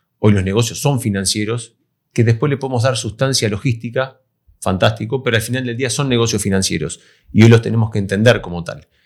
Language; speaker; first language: Spanish; native; Spanish